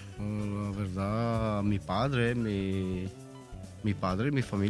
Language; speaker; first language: Spanish; non-native, learner; Italian